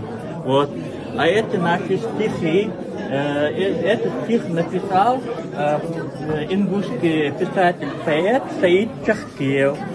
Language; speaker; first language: Russian; non-native, local second language; Ingush